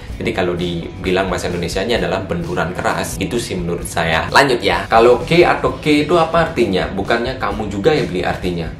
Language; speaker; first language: Indonesian; native; Indonesian